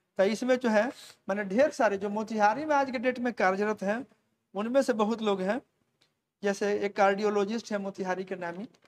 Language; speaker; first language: Hindi; native; Hindi